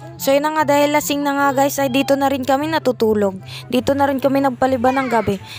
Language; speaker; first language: Filipino; non-native, local second language; Cebuano